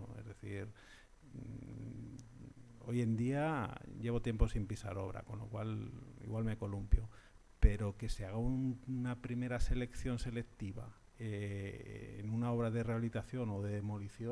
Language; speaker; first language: Spanish; native; Spanish